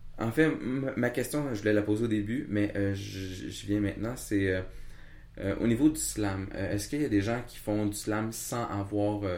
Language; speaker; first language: French; native; French